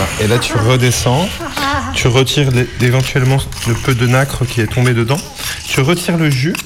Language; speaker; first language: French; native; French